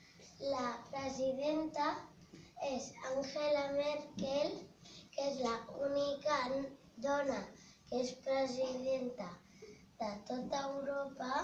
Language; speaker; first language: Spanish; non-native, local second language; Catalan